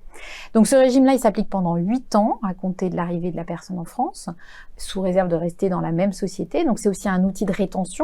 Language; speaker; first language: French; native; French